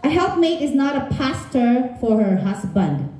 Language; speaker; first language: English; non-native, local second language; Filipino